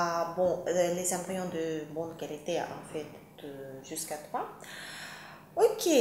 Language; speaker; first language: French; non-native, fluent; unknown